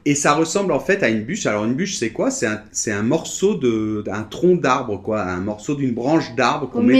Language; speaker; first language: French; native; French